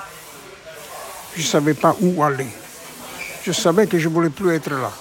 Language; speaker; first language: French; non-native, fluent; Italian